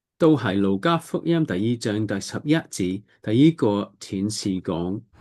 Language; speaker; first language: Cantonese; non-native, learner; English